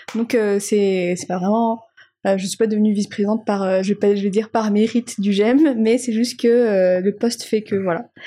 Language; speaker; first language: French; non-native, local second language; Malagasy